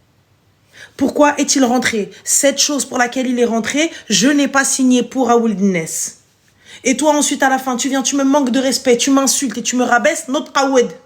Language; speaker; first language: French; early bilingual, other home language; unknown